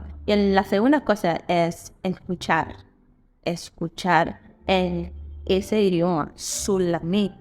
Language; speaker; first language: Spanish; non-native, fluent; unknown